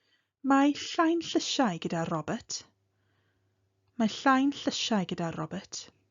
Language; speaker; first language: Welsh; non-native, local second language; English